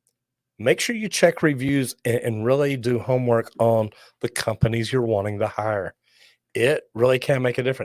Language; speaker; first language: English; native; English